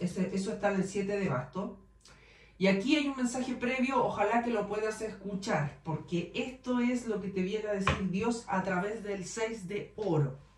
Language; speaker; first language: Spanish; native; Spanish